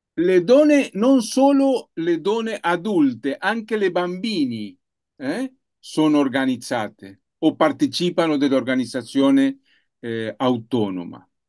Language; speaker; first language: Italian; non-native, learner; Spanish